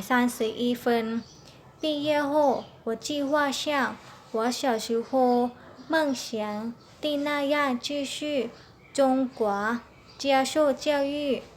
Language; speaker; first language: Chinese; non-native, learner; Lao